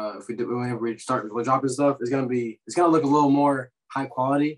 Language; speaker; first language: English; native; English